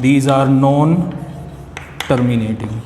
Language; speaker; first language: Hindi; native; Hindi